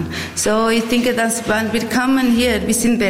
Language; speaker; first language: German; non-native, learner; Portuguese